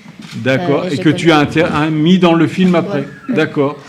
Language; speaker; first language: French; native; French